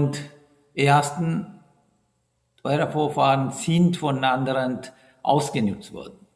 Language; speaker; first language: German; non-native, fluent; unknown